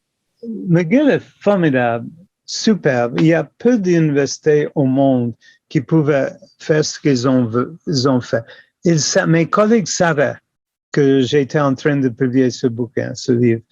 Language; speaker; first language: French; non-native, local second language; English